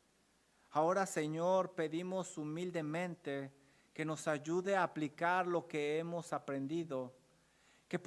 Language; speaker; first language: Spanish; native; Spanish